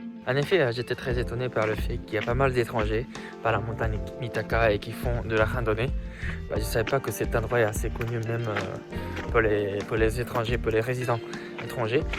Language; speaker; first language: French; non-native, fluent; Japanese